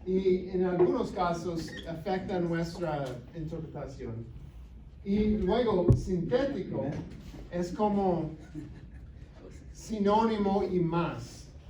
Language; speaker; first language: Spanish; non-native, fluent; English